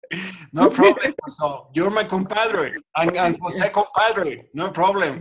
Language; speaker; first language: English; non-native, learner; Spanish